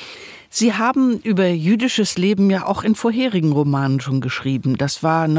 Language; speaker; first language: German; native; German